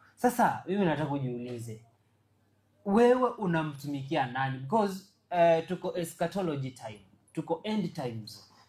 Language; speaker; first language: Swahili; non-native, local second language; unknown